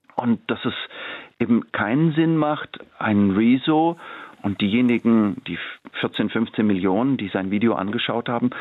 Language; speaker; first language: German; native; German